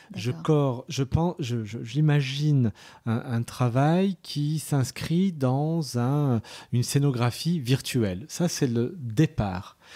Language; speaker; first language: French; early bilingual, other home language; Arabic